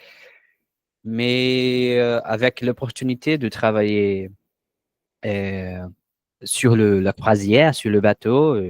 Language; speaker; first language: French; non-native, learner; Portuguese